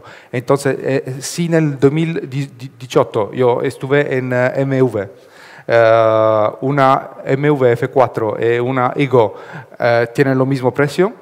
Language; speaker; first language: Spanish; non-native, learner; Italian